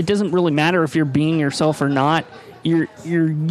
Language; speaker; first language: English; native; English